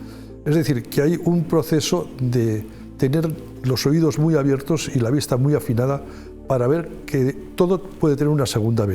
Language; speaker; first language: Spanish; native; Spanish